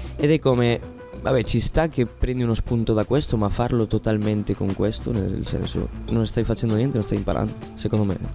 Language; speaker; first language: Italian; non-native, fluent; Spanish